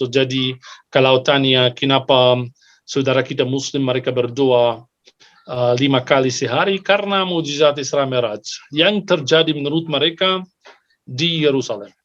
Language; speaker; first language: Indonesian; non-native, fluent; Arabic